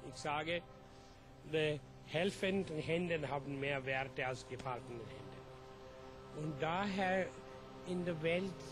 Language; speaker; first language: German; non-native, fluent; Hindi